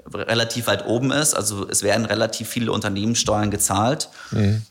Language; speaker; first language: German; native; German